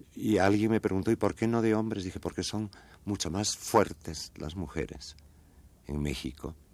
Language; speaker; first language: Spanish; native; Spanish